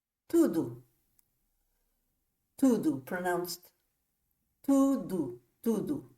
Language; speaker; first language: Portuguese; non-native, fluent; English